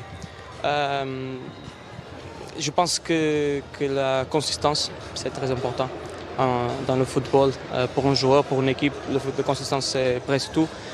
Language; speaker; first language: French; non-native, fluent; Portuguese